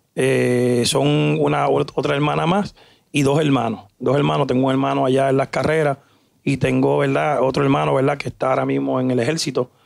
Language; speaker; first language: Spanish; native; Spanish